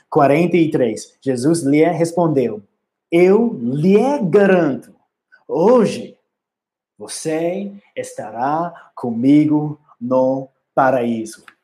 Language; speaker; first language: Portuguese; non-native, learner; English